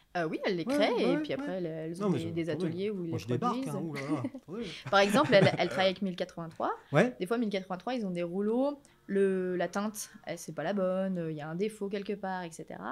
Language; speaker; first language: French; native; French